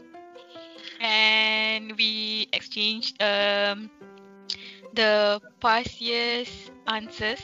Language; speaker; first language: English; non-native, local second language; Malay